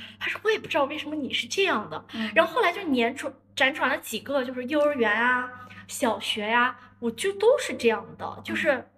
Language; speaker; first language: Chinese; native; Chinese